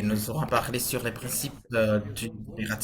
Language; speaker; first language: French; non-native, fluent; Portuguese